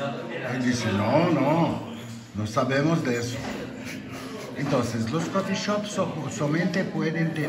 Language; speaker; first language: Spanish; non-native, learner; Portuguese